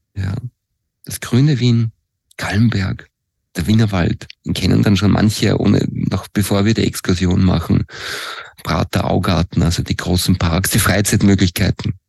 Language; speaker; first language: German; native; German